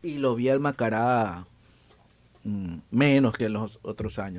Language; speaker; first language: Spanish; native; Spanish